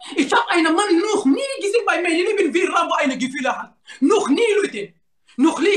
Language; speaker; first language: German; non-native, learner; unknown